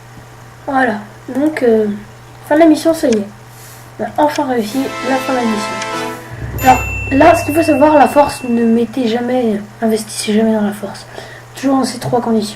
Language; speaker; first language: French; native; French